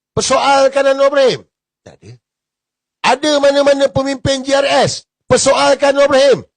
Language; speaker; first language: Malay; native; Malay